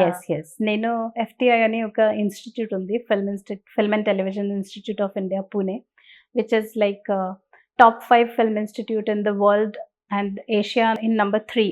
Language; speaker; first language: Telugu; non-native, learner; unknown